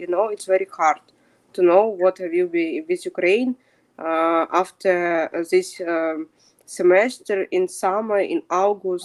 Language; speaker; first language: English; non-native, fluent; Ukrainian